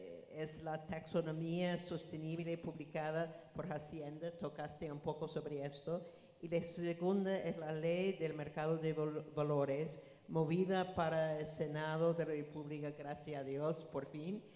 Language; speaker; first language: Spanish; non-native, fluent; English